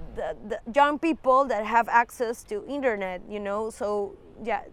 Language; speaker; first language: English; non-native, fluent; Spanish